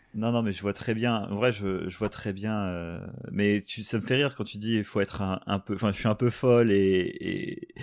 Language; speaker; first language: French; native; French